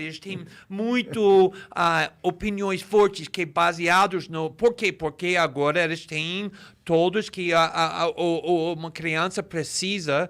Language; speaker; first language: Portuguese; non-native, fluent; English